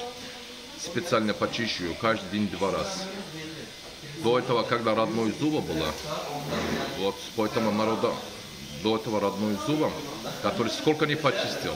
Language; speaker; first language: Russian; non-native, learner; Turkish